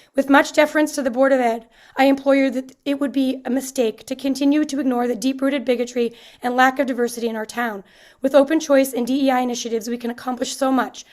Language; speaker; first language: English; native; English